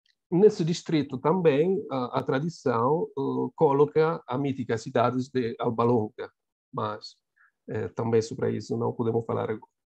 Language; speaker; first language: Portuguese; non-native, fluent; Italian